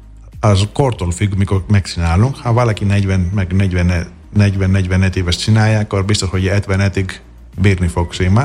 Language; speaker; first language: Hungarian; non-native, fluent; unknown